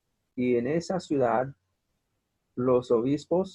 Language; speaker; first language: Spanish; non-native, fluent; English